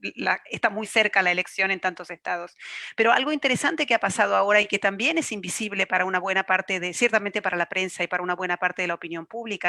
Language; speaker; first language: Spanish; native; Spanish